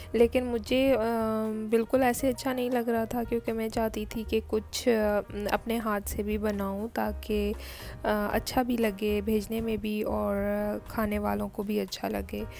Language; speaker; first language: Urdu; native; Urdu